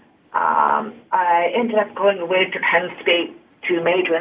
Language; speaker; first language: English; early bilingual, other home language; Hungarian